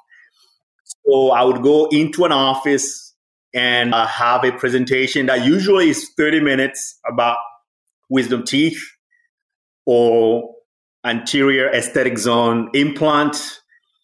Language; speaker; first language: English; non-native, local second language; Swahili